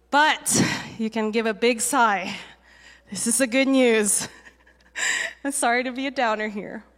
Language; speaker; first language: English; native; English